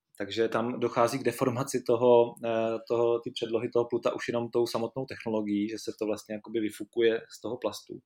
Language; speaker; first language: Czech; native; Czech